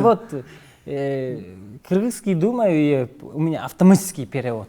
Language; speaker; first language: Russian; non-native, local second language; Kyrgyz